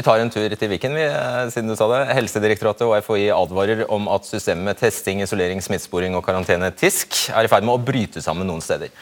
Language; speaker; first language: Norwegian; native; Norwegian